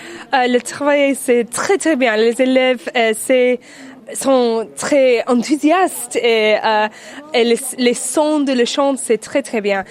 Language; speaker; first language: French; non-native, learner; English